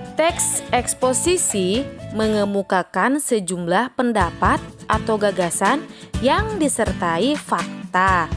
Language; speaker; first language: Indonesian; native; Indonesian